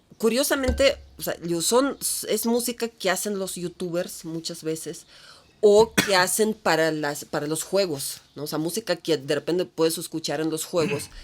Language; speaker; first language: Spanish; non-native, fluent; Russian